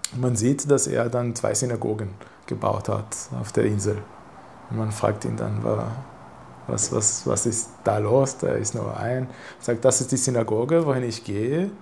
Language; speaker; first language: German; non-native, fluent; Hebrew